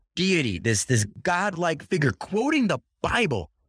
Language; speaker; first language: English; early bilingual, other home language; Russian